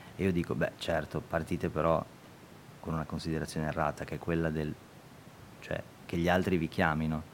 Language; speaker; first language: Italian; early bilingual, other home language; Albanian